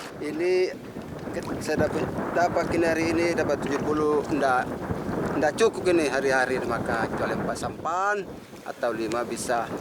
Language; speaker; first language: Indonesian; non-native, local second language; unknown